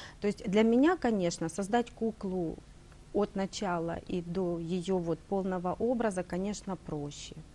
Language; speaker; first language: Russian; native; Russian